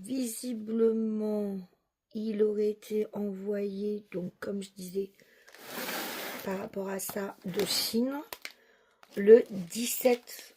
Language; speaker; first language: French; native; French